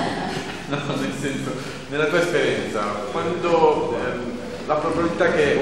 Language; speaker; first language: Italian; native; Italian